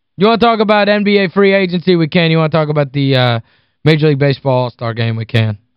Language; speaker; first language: English; native; English